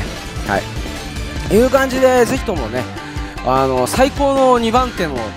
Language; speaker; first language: Japanese; native; Japanese